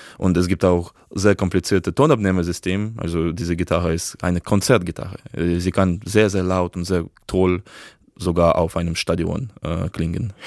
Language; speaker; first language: German; non-native, fluent; Russian